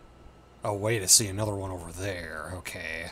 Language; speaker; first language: English; native; English